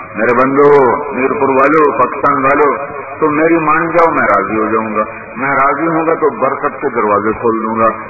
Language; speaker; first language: Urdu; non-native, local second language; Punjabi